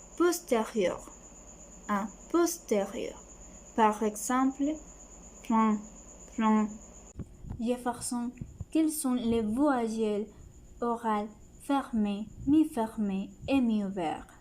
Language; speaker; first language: French; non-native, learner; Spanish